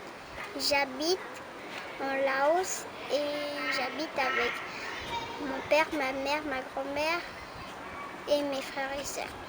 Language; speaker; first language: French; non-native, learner; Lao